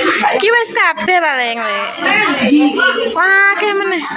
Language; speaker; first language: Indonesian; non-native, local second language; Javanese